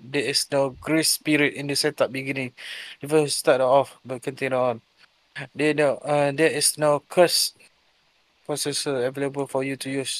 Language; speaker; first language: English; non-native, local second language; Malay